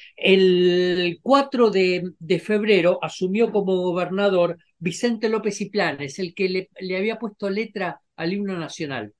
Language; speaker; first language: Spanish; native; Spanish